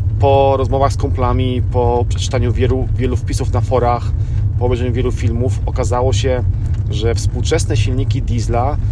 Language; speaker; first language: Polish; native; Polish